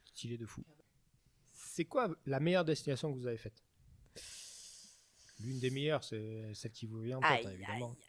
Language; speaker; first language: French; native; French